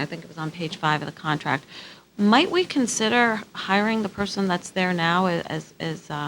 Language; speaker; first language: English; native; English